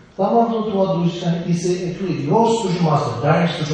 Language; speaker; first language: Russian; non-native, learner; Tibetan